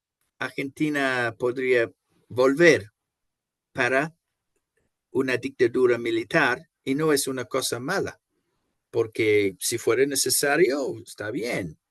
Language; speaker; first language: Spanish; non-native, fluent; Portuguese